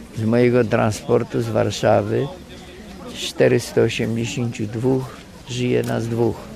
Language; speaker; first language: Polish; native; Polish